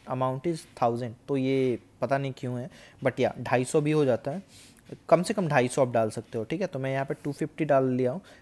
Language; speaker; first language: Hindi; native; Hindi